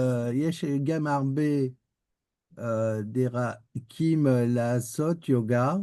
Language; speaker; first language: Hebrew; non-native, learner; French